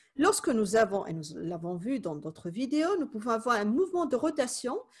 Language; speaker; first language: French; non-native, fluent; Spanish